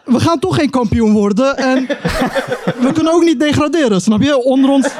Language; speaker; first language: Dutch; early bilingual, other home language; Turkish